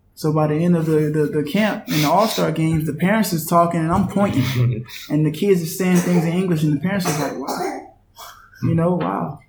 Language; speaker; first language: English; native; English